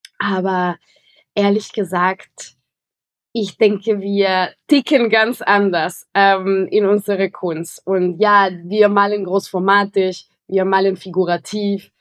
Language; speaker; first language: German; non-native, fluent; Spanish